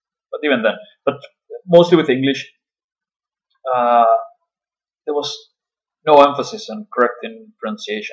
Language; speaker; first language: English; non-native, fluent; Spanish